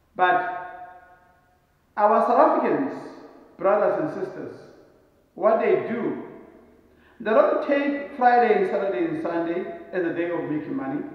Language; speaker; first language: English; non-native, local second language; Northern Sotho